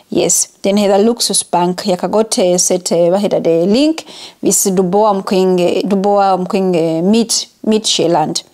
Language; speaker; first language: Danish; non-native, fluent; Ganda